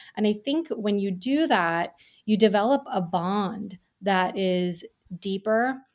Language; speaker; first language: English; early bilingual, other home language; Gujarati